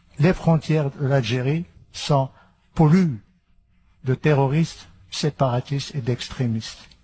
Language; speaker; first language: French; non-native, local second language; Arabic